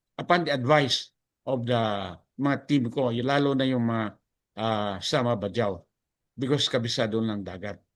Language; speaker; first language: Filipino; non-native, local second language; Hiligaynon